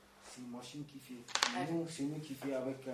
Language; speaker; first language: French; non-native, learner; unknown